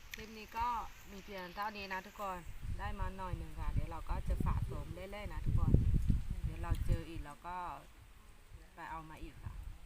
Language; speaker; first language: Thai; non-native, local second language; Karen languages